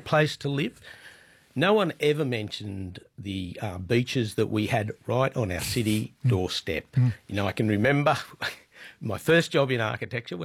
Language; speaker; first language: English; native; English